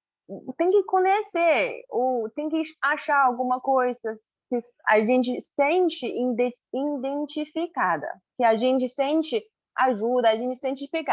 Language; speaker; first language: Portuguese; non-native, learner; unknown